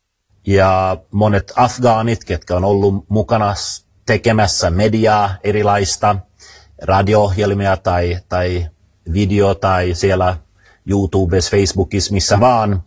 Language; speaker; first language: Finnish; early bilingual, other home language; Swedish